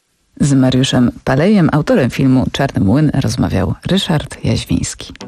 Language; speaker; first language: Polish; native; Polish